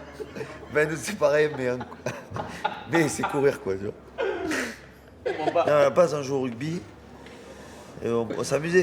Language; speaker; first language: French; native; French